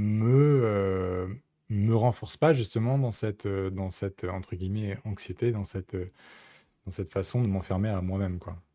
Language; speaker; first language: French; native; French